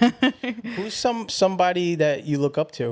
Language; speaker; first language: English; native; English